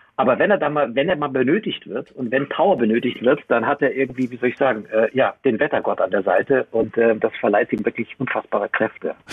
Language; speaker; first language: German; early bilingual, other home language; Romanian